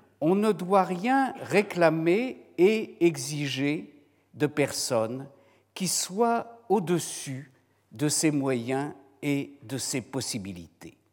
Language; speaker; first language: French; native; French